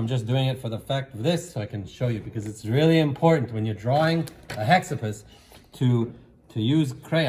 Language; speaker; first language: English; native; English